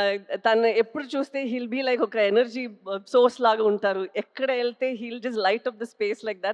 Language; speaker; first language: Telugu; non-native, fluent; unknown